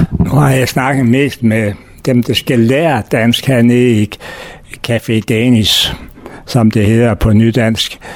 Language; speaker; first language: Danish; native; Danish